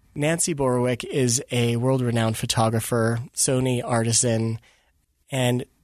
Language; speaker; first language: English; early bilingual, other home language; Filipino